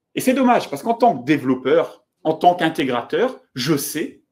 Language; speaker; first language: French; native; French